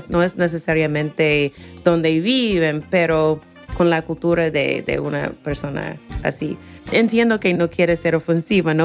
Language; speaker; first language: Spanish; non-native, fluent; English